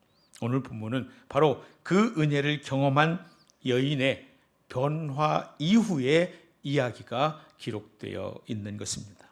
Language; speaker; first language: Korean; native; Korean